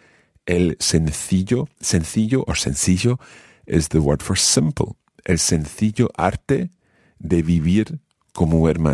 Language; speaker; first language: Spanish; non-native, fluent; English